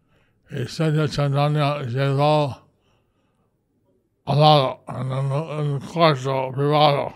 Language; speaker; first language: Spanish; non-native, learner; English